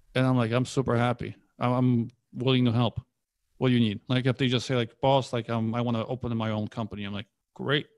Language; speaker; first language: English; early bilingual, other home language; Polish